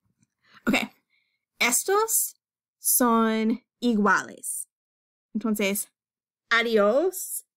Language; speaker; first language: Spanish; non-native, fluent; English